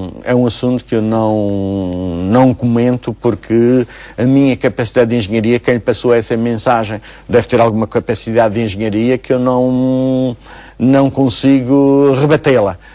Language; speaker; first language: Portuguese; native; Portuguese